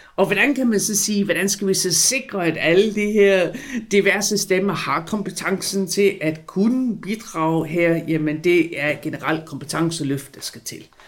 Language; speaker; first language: Danish; non-native, fluent; English